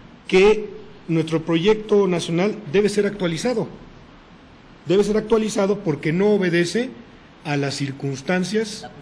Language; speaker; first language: Spanish; native; Spanish